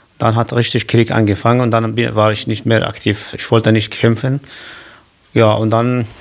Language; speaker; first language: German; non-native, learner; Kurdish